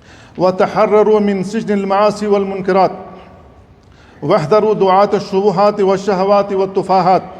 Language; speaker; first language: Arabic; non-native, fluent; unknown